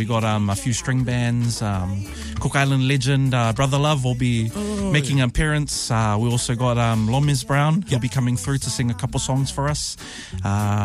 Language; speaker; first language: English; native; English